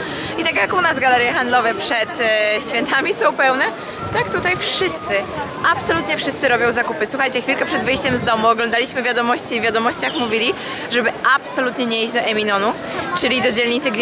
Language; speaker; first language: Polish; native; Polish